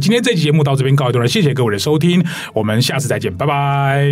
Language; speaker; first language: Chinese; native; Chinese